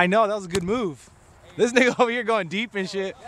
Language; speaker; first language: English; native; English